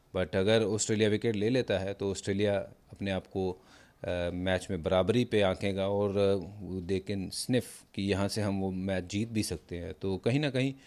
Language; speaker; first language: Hindi; non-native, local second language; Punjabi